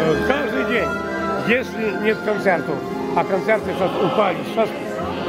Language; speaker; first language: Russian; non-native, local second language; Ukrainian